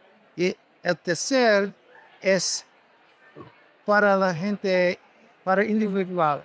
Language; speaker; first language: Spanish; non-native, learner; English